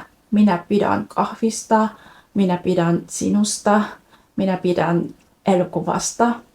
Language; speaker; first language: Finnish; non-native, fluent; Vietnamese